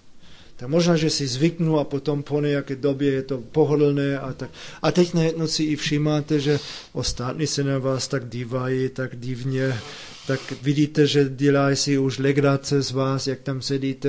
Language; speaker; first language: Czech; non-native, fluent; German